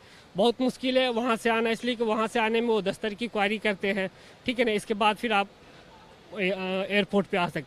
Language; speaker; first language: Hindi; native; Hindi